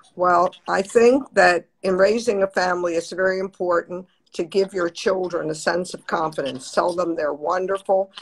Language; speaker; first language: English; native; English